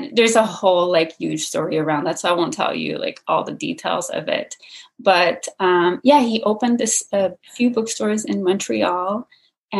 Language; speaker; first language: English; non-native, fluent; French